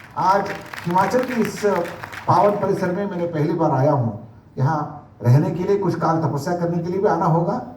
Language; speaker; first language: Hindi; non-native, local second language; Kannada